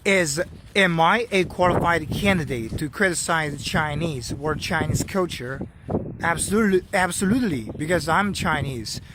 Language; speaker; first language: English; non-native, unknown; Chinese